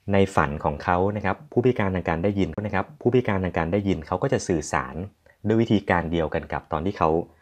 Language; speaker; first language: Thai; native; Thai